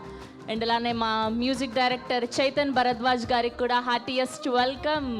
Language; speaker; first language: Telugu; native; Telugu